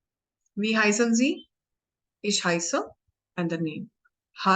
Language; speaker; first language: German; non-native, learner; Hindi